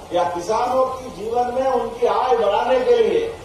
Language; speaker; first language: Hindi; native; Hindi